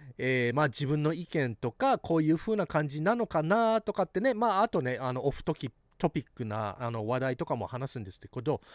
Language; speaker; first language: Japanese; early bilingual, heritage; Japanese